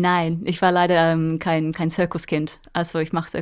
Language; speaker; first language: German; non-native, fluent; English